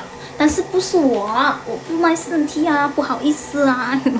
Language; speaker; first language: Chinese; non-native, learner; Indonesian